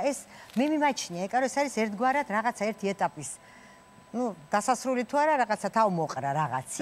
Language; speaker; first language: Georgian; native; Georgian